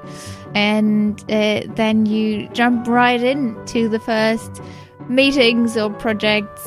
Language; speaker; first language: English; non-native, fluent; German